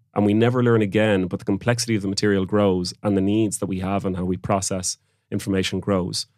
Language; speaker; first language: English; native; English